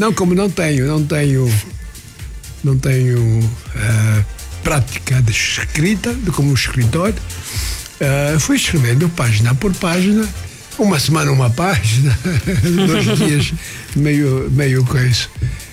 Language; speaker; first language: Portuguese; non-native, local second language; Kongo